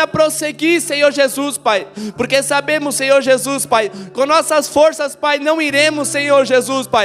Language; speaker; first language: Portuguese; native; Portuguese